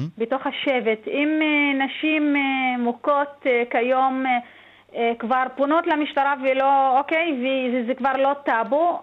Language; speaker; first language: Hebrew; non-native, local second language; Arabic